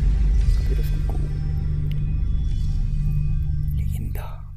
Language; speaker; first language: Spanish; native; Spanish